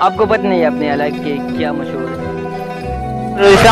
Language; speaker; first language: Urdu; non-native, local second language; Pashto